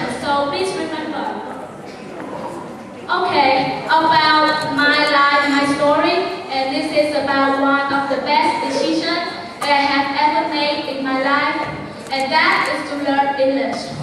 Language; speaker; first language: English; non-native, learner; Vietnamese